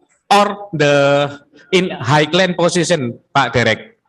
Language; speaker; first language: English; non-native, learner; Indonesian